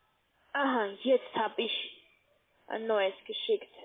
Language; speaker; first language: German; non-native, learner; Russian